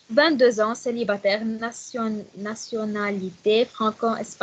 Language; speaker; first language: French; non-native, learner; Arabic